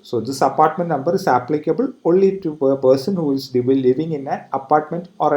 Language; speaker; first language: English; non-native, local second language; Malayalam